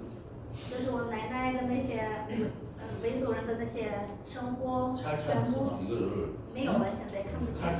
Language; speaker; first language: Chinese; non-native, local second language; Uyghur